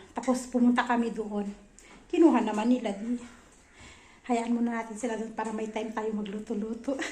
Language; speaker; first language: Filipino; native; Filipino